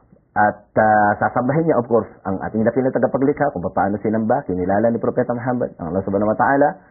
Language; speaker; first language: Filipino; native; Filipino